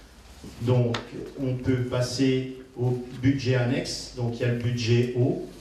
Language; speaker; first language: French; native; French